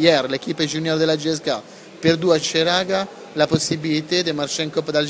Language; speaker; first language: French; non-native, learner; Italian